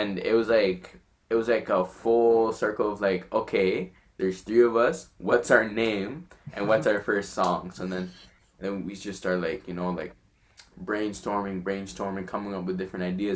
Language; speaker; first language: English; non-native, fluent; French